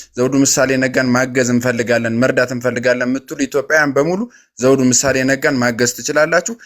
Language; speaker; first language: Amharic; native; Amharic